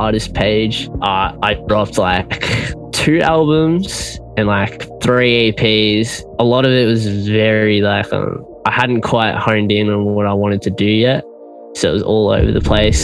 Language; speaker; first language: English; native; English